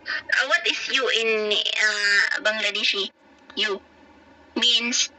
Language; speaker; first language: English; non-native, local second language; Filipino